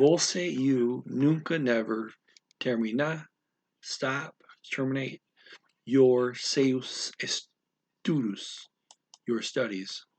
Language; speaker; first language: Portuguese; non-native, learner; English